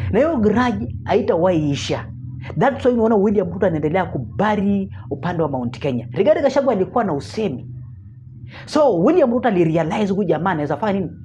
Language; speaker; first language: Swahili; non-native, local second language; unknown